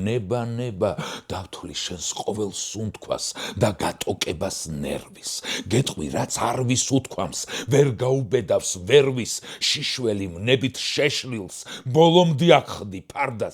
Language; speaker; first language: Georgian; native; Georgian